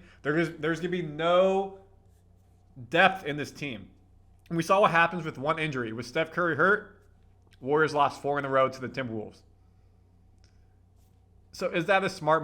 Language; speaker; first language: English; native; English